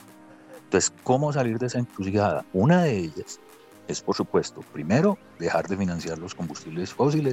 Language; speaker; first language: Spanish; native; Spanish